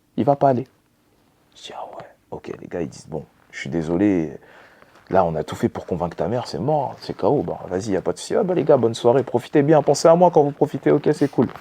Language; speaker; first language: French; early bilingual, other home language; Lingala